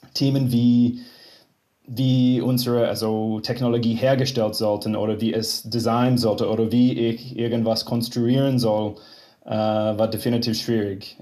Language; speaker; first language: German; non-native, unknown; English